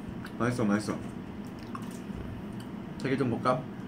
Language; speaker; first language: Korean; non-native, fluent; English